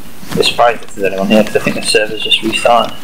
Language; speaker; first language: English; native; English